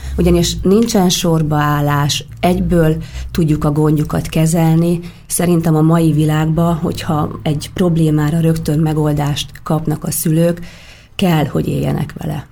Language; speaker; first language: Hungarian; native; Hungarian